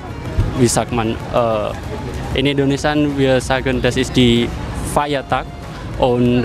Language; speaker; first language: German; non-native, learner; Indonesian